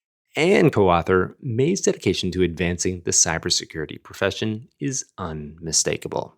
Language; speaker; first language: English; native; English